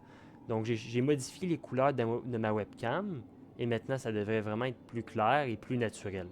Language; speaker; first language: French; native; French